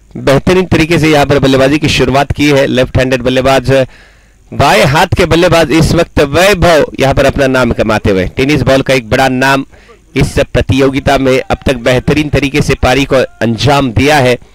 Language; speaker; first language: Hindi; non-native, local second language; Marathi